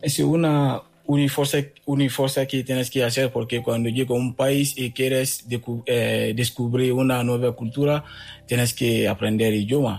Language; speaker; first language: Spanish; non-native, fluent; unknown